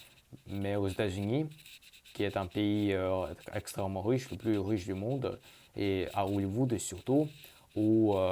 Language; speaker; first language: French; early bilingual, other home language; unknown